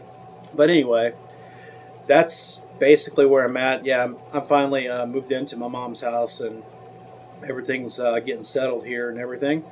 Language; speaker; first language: English; native; English